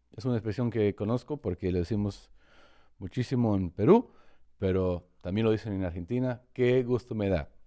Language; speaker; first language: Spanish; early bilingual, heritage; Spanish